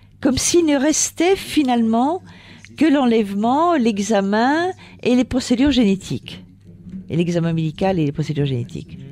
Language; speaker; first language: French; native; French